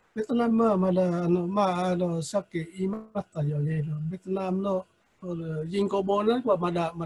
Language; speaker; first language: Japanese; non-native, fluent; Vietnamese